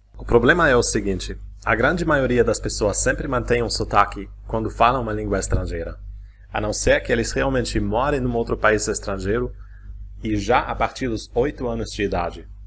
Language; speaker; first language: Portuguese; non-native, fluent; German